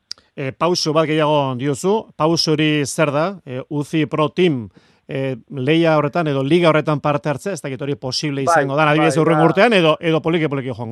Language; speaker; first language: Basque; native; Basque